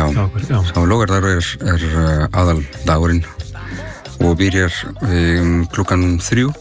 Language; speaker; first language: Icelandic; non-native, learner; Spanish